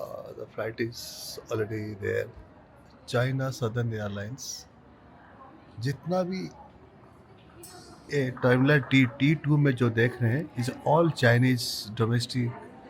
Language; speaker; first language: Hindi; non-native, local second language; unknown